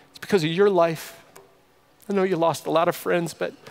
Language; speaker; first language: English; native; English